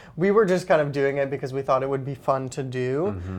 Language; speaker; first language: English; non-native, fluent; Hebrew